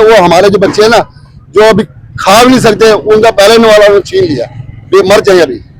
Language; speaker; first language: Urdu; non-native, local second language; Punjabi